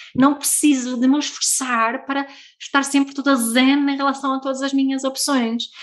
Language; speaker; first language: Portuguese; non-native, fluent; Swedish